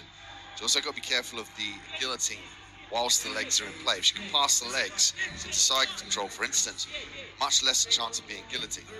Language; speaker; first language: English; native; English